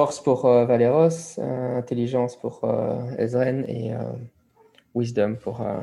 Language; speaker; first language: French; native; French